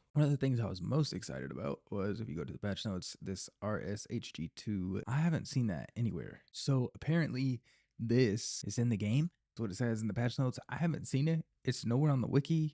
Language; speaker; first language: English; native; English